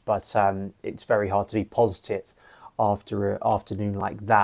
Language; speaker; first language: English; native; English